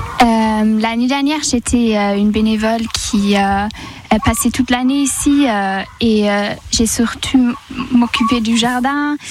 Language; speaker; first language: French; non-native, learner; German